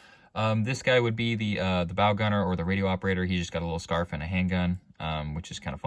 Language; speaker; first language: English; native; English